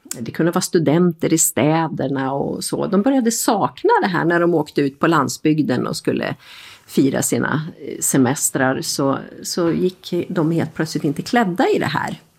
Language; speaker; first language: Swedish; native; Swedish